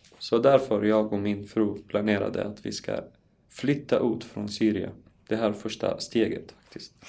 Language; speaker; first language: Swedish; non-native, learner; Arabic